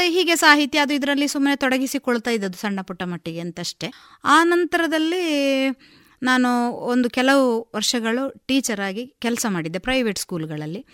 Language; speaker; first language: Kannada; native; Kannada